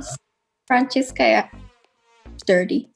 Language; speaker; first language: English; non-native, fluent; Indonesian